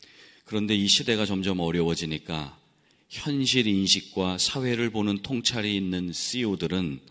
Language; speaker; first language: Korean; native; Korean